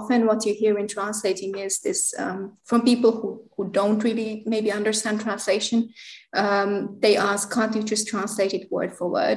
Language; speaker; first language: English; non-native, fluent; Finnish